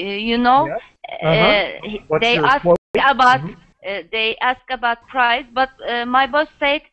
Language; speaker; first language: English; non-native, learner; Turkish